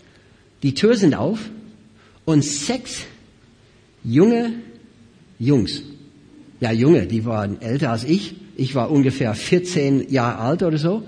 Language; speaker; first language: German; non-native, fluent; English